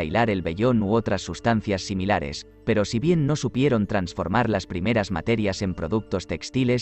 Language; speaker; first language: Spanish; native; Spanish